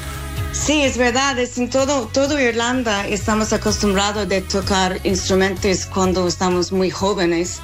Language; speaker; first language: Spanish; non-native, learner; English